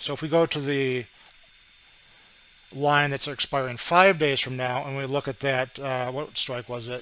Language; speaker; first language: English; native; English